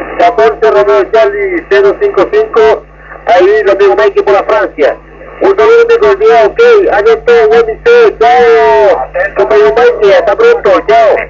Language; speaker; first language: Spanish; native; Spanish